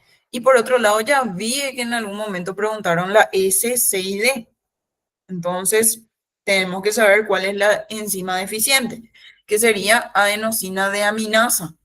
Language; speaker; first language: Spanish; native; Spanish